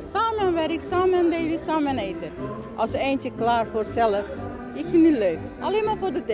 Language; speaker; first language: Dutch; non-native, learner; Turkish